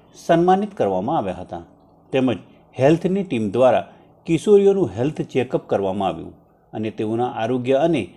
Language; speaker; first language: Gujarati; native; Gujarati